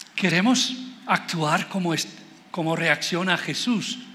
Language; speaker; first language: Spanish; non-native, fluent; Dutch